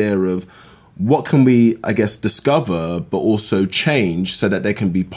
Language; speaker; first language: English; native; English